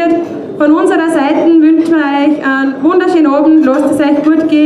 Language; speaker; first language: German; native; German